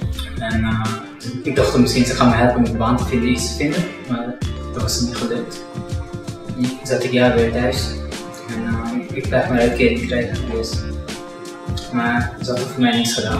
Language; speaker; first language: Dutch; non-native, fluent; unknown